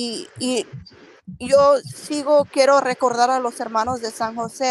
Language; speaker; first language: Spanish; early bilingual, heritage; Spanish